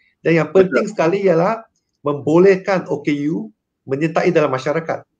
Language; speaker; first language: Malay; non-native, local second language; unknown